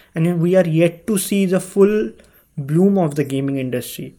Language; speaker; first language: English; non-native, local second language; Hindi